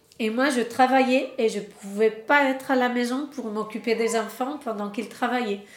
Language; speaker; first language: French; non-native, fluent; Spanish